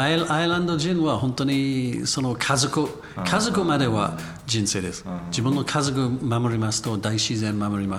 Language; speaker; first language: Japanese; non-native, learner; English